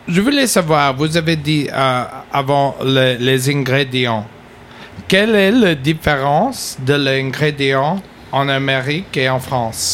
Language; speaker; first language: French; non-native, learner; English